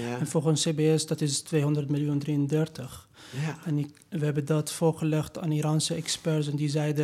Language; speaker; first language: Dutch; non-native, learner; Persian